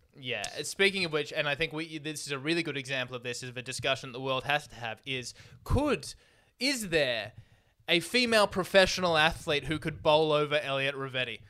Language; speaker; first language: English; native; English